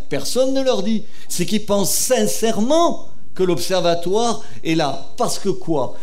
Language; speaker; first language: French; native; French